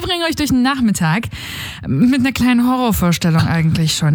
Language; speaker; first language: German; native; German